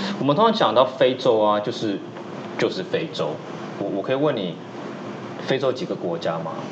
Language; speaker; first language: Chinese; early bilingual, heritage; Chinese